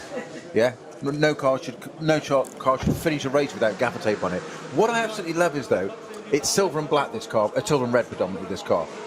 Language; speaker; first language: English; native; English